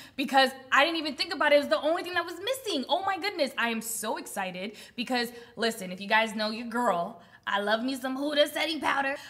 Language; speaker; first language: English; early bilingual, other home language; Spanish